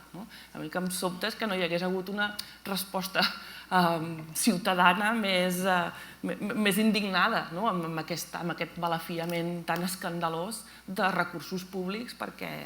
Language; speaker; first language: Catalan; native; Catalan